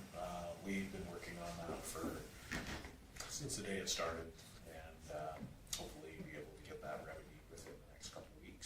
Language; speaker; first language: English; native; English